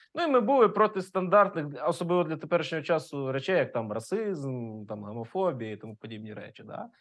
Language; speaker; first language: Ukrainian; non-native, local second language; Russian